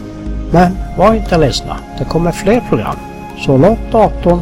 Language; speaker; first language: Swedish; native; Swedish